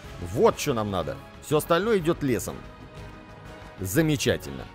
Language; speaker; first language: Russian; native; Russian